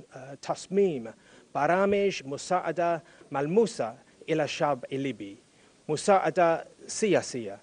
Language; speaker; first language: Arabic; non-native, learner; English